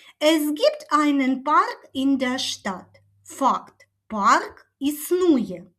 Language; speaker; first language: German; non-native, fluent; Ukrainian